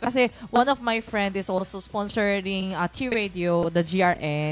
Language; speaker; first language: English; non-native, fluent; Korean